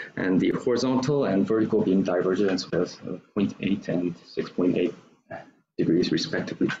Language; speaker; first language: English; non-native, fluent; Korean